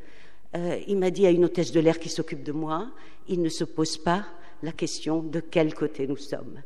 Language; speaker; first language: French; non-native, local second language; Arabic